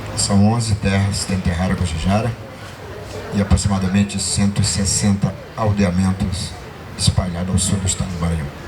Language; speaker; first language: Portuguese; non-native, local second language; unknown